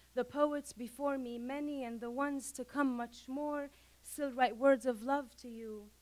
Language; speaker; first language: English; non-native, fluent; Arabic